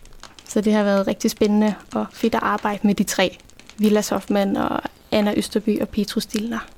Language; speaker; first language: Danish; native; Danish